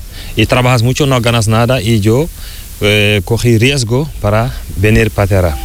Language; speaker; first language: Spanish; non-native, learner; Fula